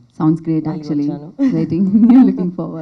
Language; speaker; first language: Telugu; native; Telugu